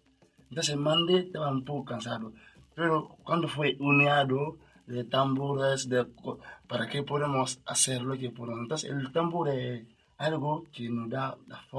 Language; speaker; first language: Spanish; non-native, learner; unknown